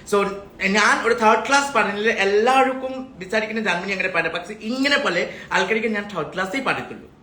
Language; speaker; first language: Malayalam; non-native, local second language; Hindi